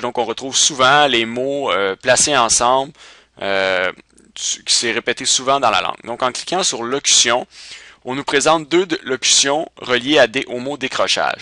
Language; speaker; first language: French; native; French